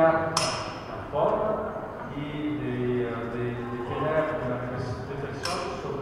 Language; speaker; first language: Spanish; non-native, learner; French